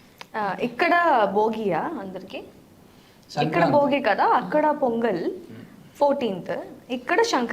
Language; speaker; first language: Telugu; non-native, learner; Tamil